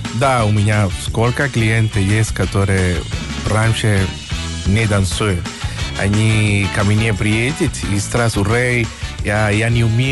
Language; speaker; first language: Russian; non-native, learner; Spanish